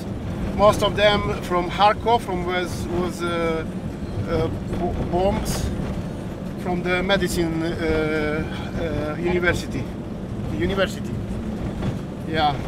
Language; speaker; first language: English; non-native, learner; Romanian